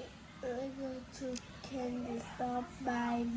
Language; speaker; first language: English; non-native, learner; Vietnamese